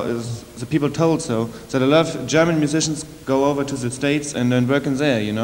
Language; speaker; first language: English; non-native, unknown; German